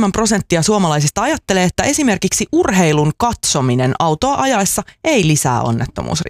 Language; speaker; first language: Finnish; native; Finnish